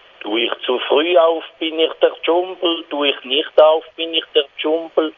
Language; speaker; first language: German; non-native, local second language; French